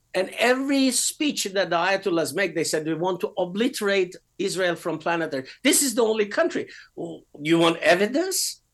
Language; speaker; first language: English; non-native, fluent; Persian